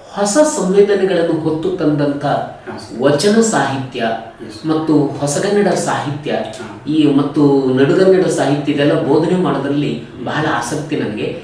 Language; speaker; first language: Kannada; native; Kannada